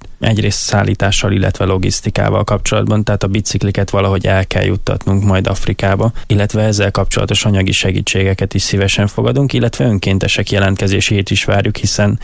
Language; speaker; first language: Hungarian; native; Hungarian